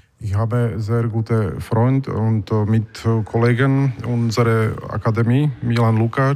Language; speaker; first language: German; non-native, learner; Slovak